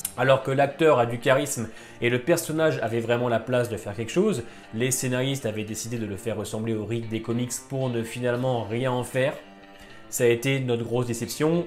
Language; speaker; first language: French; native; French